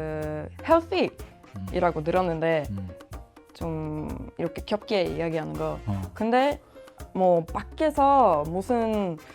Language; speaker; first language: Korean; non-native, fluent; Swedish